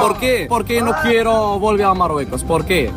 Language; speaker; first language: Spanish; non-native, learner; Arabic